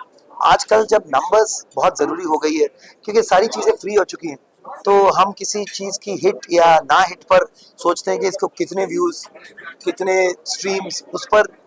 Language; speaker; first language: Hindi; native; Hindi